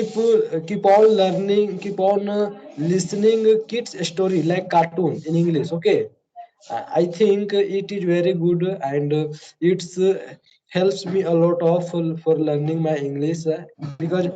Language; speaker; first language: English; non-native, learner; Hindi